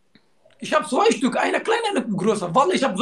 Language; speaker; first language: German; non-native, learner; Turkish